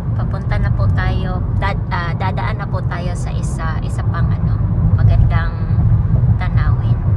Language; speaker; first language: Filipino; non-native, local second language; Cebuano